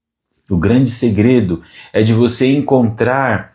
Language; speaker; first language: Portuguese; native; Portuguese